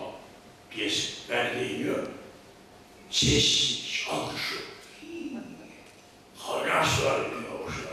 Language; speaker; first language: Turkish; native; Turkish